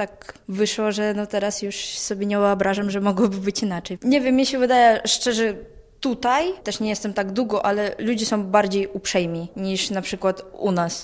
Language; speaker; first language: Polish; non-native, fluent; Russian